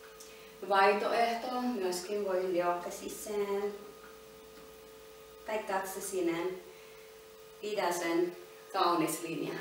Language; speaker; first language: Finnish; non-native, learner; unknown